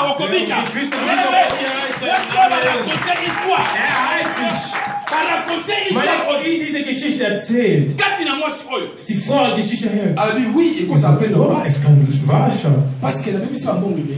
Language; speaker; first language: German; non-native, learner; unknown